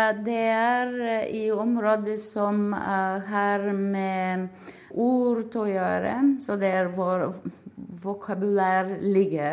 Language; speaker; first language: Norwegian; non-native, fluent; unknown